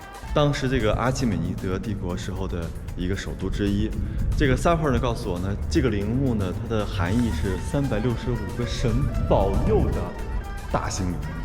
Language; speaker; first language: Chinese; native; Chinese